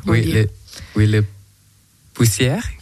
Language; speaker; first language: French; non-native, learner; Thai